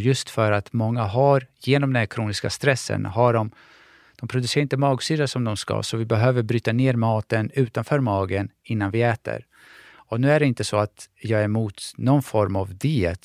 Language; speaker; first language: Swedish; early bilingual, other home language; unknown